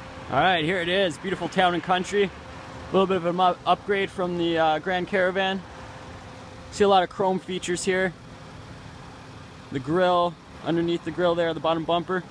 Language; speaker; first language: English; native; English